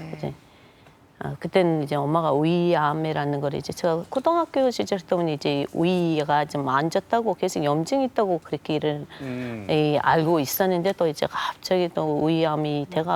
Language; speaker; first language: Korean; non-native, fluent; Mongolian